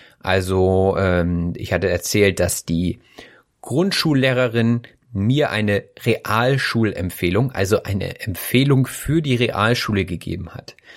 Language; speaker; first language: German; native; German